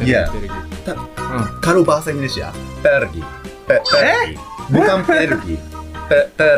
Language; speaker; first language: Indonesian; non-native, fluent; Japanese